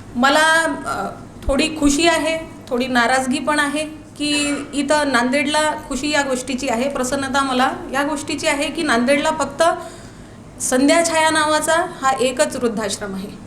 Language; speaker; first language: Marathi; non-native, local second language; Hindi